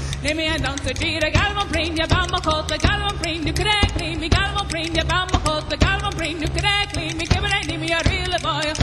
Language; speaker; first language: English; native; English